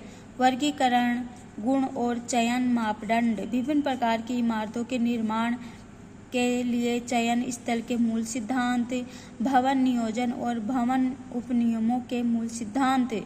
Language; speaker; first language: Hindi; native; Hindi